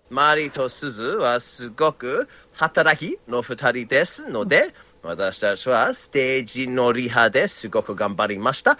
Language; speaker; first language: Japanese; non-native, learner; English